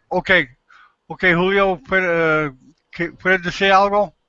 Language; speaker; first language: Spanish; non-native, learner; English